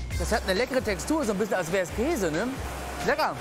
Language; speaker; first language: German; native; German